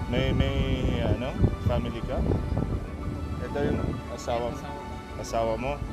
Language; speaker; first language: Filipino; non-native, learner; Arabic